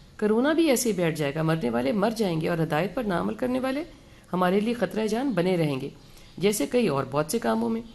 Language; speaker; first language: Urdu; native; Urdu